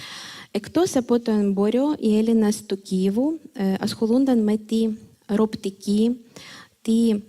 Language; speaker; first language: Greek; non-native, fluent; Ukrainian